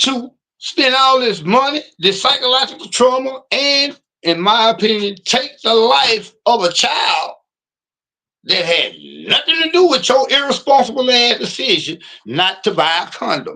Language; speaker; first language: English; native; English